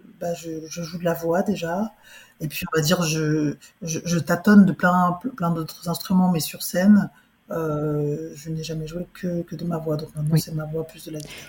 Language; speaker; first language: French; early bilingual, other home language; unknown